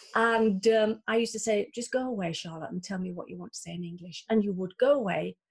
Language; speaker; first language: English; native; English